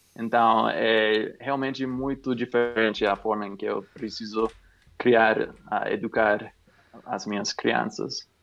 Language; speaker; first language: Portuguese; non-native, fluent; English